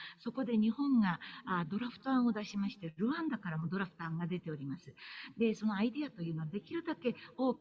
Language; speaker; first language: Japanese; native; Japanese